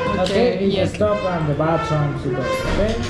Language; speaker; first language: English; non-native, learner; Spanish